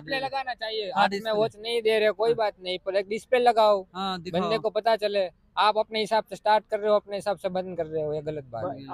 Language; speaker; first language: Hindi; non-native, local second language; Gujarati